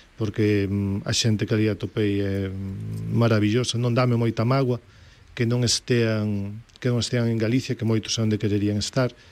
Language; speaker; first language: Galician; native; Galician